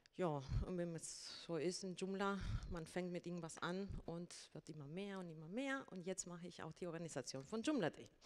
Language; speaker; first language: German; non-native, fluent; Spanish